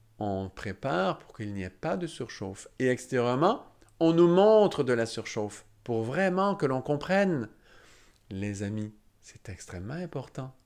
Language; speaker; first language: French; native; French